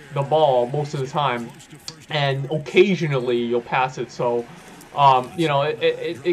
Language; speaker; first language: English; native; English